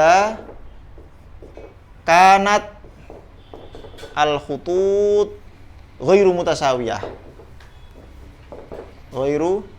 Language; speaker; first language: Arabic; non-native, fluent; Indonesian